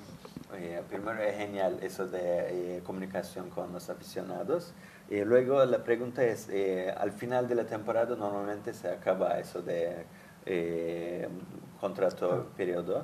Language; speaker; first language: Spanish; non-native, fluent; Turkish